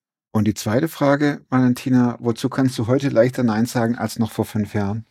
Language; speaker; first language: German; native; German